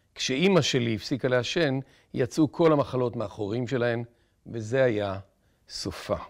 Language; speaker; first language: Hebrew; native; Hebrew